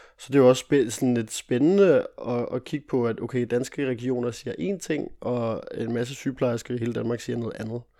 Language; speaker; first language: Danish; early bilingual, other home language; Italian